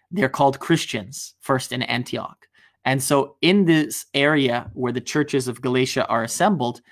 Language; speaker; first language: English; native; English